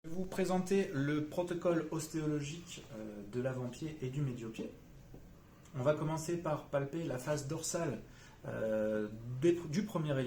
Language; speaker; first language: French; native; French